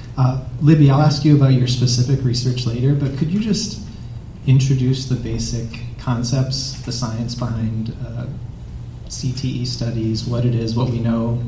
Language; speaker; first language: English; native; English